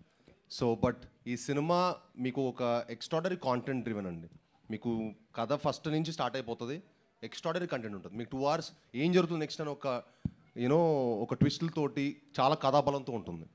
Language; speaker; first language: Telugu; native; Telugu